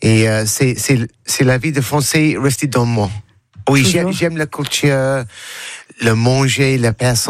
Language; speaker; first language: French; non-native, learner; English